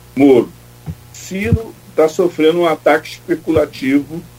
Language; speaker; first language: Portuguese; native; Portuguese